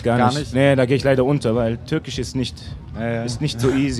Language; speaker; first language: German; native; German